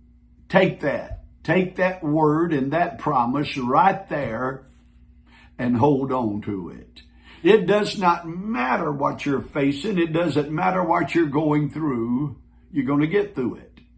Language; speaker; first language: English; native; English